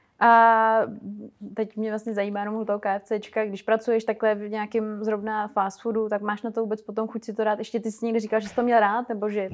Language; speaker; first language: Czech; native; Czech